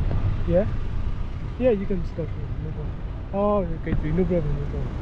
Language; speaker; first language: English; non-native, learner; Burmese